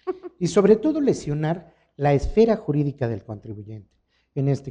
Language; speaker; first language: Spanish; native; Spanish